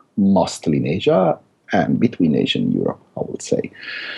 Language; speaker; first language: English; non-native, fluent; Italian